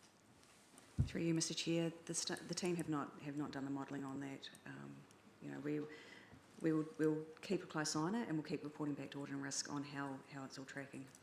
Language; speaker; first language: English; native; English